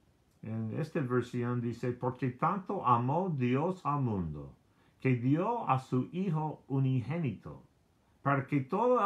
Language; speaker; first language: Spanish; non-native, learner; English